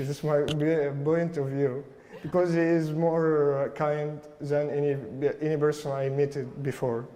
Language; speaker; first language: English; non-native, learner; Arabic